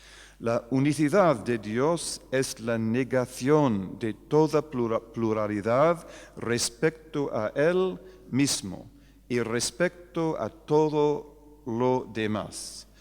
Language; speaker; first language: Spanish; non-native, fluent; English